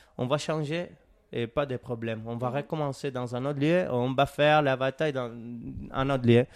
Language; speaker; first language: French; non-native, learner; Catalan